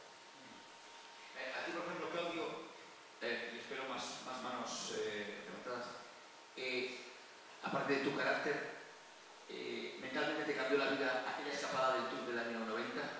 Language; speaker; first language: Spanish; native; Spanish